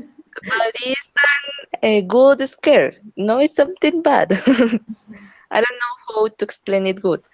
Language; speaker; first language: English; non-native, learner; Spanish